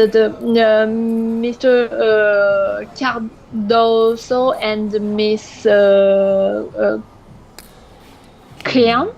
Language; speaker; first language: English; non-native, learner; French